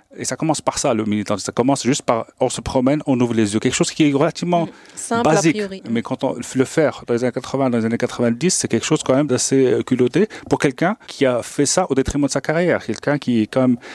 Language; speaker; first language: French; non-native, local second language; Arabic